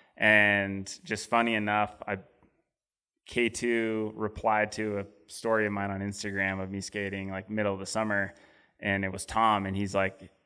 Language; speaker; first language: English; native; English